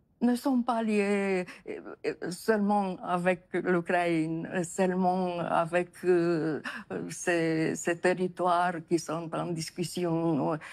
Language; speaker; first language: French; non-native, fluent; Romanian